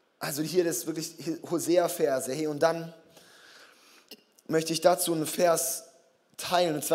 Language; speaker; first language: German; native; German